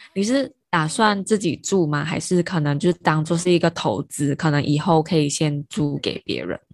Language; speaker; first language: Chinese; native; Chinese